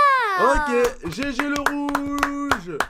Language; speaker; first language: French; native; French